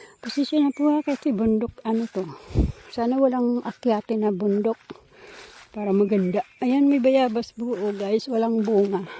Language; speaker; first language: Filipino; non-native, local second language; Bikol